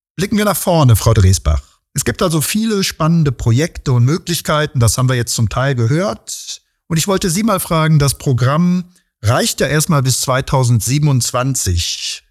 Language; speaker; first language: German; native; German